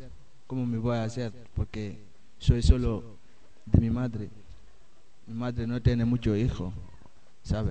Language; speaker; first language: Spanish; non-native, learner; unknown